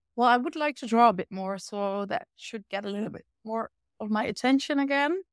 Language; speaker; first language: English; non-native, fluent; Dutch